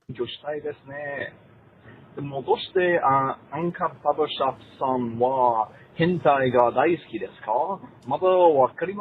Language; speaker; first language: Japanese; non-native, learner; Portuguese